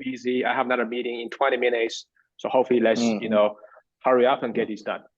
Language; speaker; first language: English; non-native, fluent; Chinese